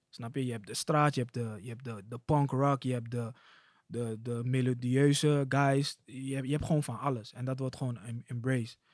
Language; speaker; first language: Dutch; early bilingual, other home language; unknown